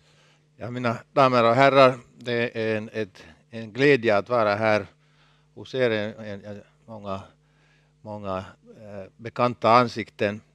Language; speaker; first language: Swedish; non-native, local second language; Finnish